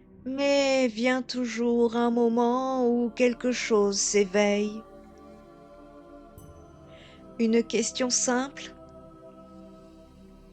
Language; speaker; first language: French; native; French